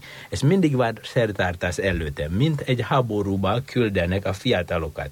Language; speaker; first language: Hungarian; non-native, fluent; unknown